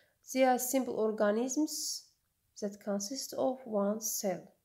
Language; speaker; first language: English; non-native, fluent; Azerbaijani